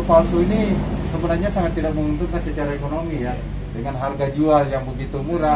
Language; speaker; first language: Indonesian; native; Indonesian